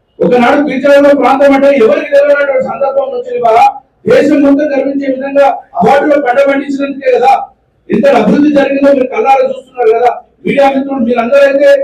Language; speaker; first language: Telugu; native; Telugu